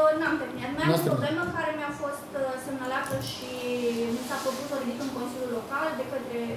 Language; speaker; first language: Romanian; native; Romanian